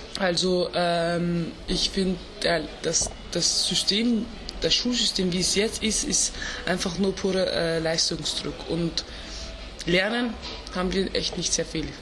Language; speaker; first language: German; early bilingual, other home language; Turkish